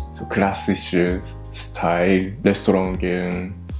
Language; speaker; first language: German; non-native, learner; Japanese